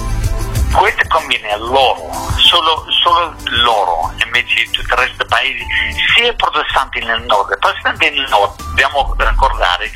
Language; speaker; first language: Italian; non-native, fluent; English